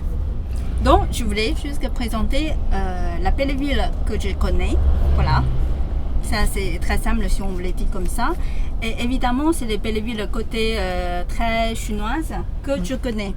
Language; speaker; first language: French; non-native, fluent; Chinese